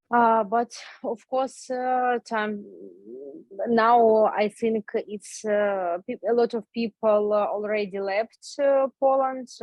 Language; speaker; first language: English; non-native, learner; Ukrainian